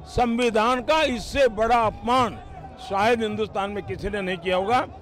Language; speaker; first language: Hindi; non-native, local second language; Gujarati